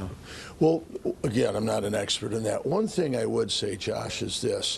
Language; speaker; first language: English; native; English